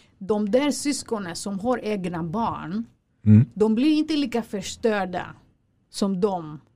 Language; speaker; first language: Swedish; non-native, fluent; Greek